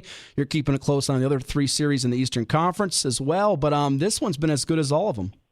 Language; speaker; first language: English; native; English